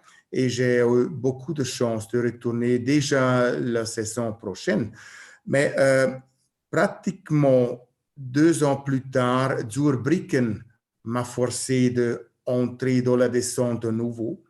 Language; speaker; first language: French; non-native, learner; German